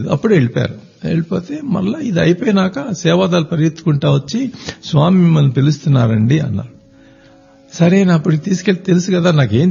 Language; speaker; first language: Telugu; native; Telugu